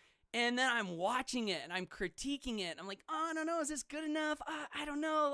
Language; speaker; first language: English; native; English